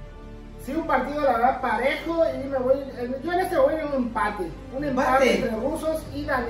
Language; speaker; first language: Spanish; native; Spanish